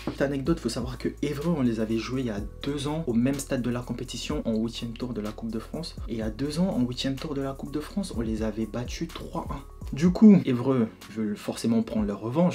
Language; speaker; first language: French; native; French